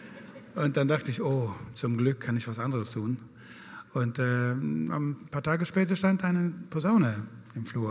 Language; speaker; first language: German; non-native, fluent; Swedish